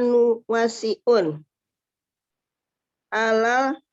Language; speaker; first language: Arabic; non-native, learner; Indonesian